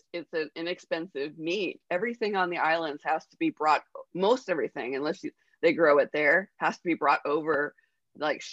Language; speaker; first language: English; native; English